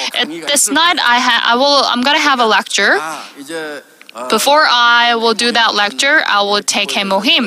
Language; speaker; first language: English; non-native, fluent; Korean